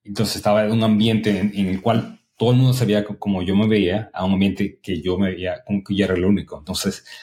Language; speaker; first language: Spanish; early bilingual, other home language; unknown